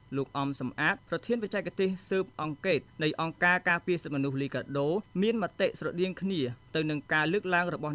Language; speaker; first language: Khmer; native; Khmer